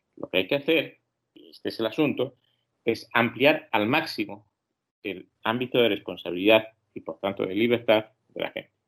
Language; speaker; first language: Spanish; native; Spanish